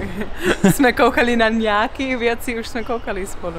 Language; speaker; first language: Czech; non-native, learner; English